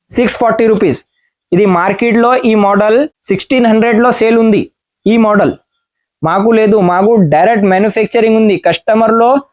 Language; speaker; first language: Telugu; non-native, learner; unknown